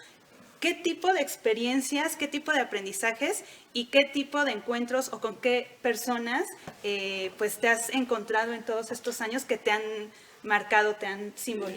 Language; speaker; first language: Spanish; native; Spanish